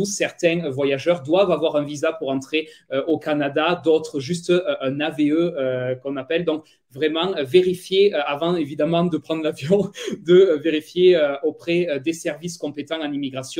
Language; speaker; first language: French; native; French